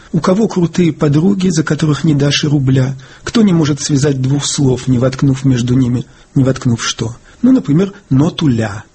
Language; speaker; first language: Russian; native; Russian